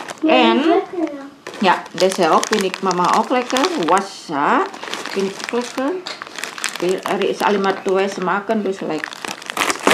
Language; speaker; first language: Dutch; non-native, learner; Indonesian